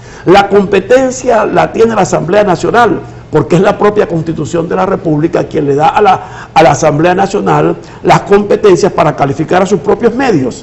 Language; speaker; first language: Spanish; native; Spanish